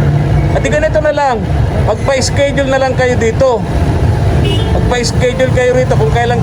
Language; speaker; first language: Filipino; native; Filipino